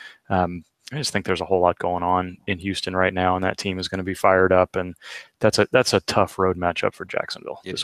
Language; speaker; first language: English; native; English